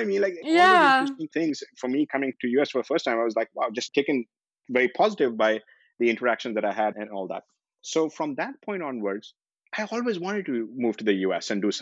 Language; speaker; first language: English; non-native, local second language; Hindi